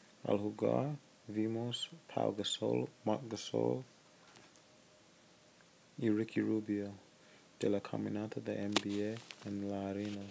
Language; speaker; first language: Spanish; non-native, learner; English